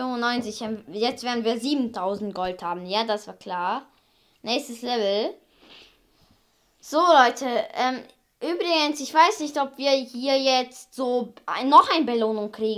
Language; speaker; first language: German; early bilingual, other home language; Hungarian